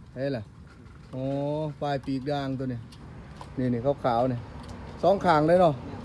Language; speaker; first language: Thai; native; Thai